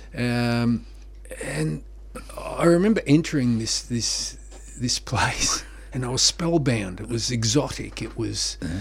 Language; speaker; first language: English; native; English